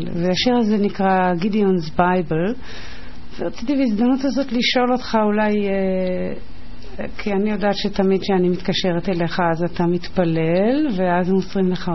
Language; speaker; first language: Hebrew; native; Hebrew